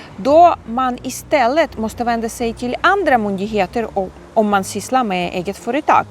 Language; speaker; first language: Swedish; non-native, fluent; Ukrainian